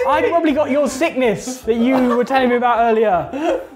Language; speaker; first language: English; native; English